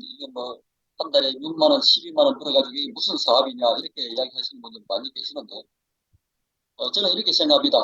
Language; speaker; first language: Korean; native; Korean